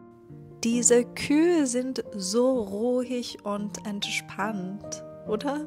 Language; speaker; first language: German; non-native, fluent; Persian